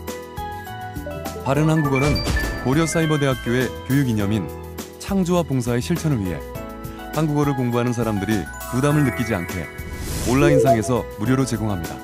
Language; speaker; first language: Korean; native; Korean